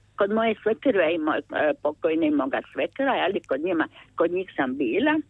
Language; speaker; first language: Croatian; native; Croatian